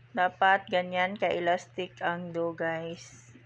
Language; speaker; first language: Filipino; non-native, local second language; Cebuano